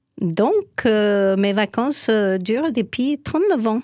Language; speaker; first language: French; non-native, fluent; Spanish